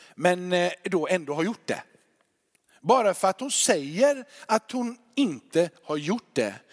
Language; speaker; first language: Swedish; native; Swedish